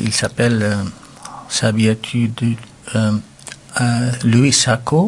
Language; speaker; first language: French; non-native, local second language; Arabic